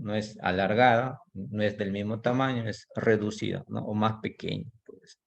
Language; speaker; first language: Spanish; native; Spanish